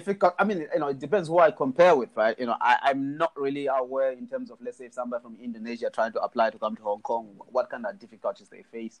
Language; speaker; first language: English; non-native, local second language; Shona